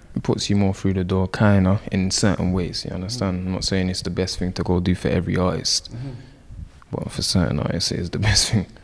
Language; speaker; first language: English; native; English